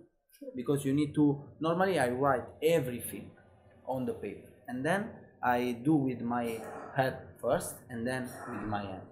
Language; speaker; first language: English; non-native, learner; Italian